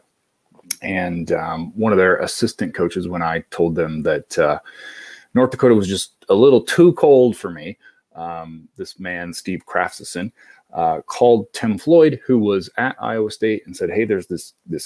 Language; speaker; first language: English; native; English